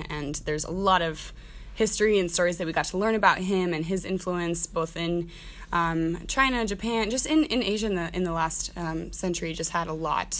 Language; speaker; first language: English; native; English